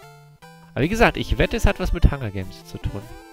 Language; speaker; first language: German; native; German